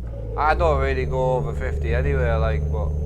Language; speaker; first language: English; native; English